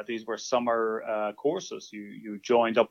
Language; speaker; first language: English; native; English